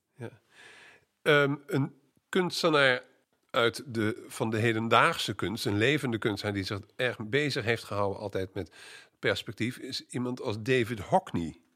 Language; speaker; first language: Dutch; native; Dutch